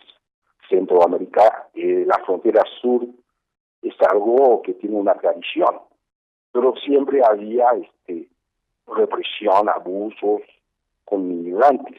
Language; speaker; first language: Spanish; non-native, fluent; Haitian Creole